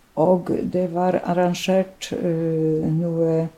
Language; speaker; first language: Norwegian; non-native, fluent; Polish